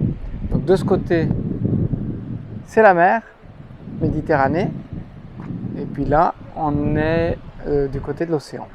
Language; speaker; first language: French; native; French